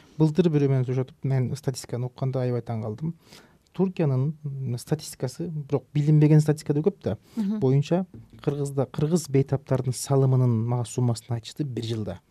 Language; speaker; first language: Kyrgyz; native; Kyrgyz